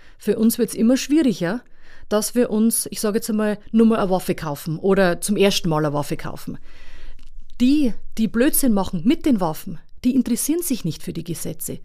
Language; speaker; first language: German; native; German